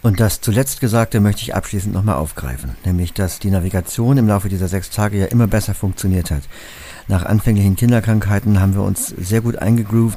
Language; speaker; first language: German; native; German